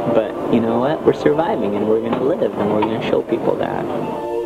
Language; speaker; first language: English; native; English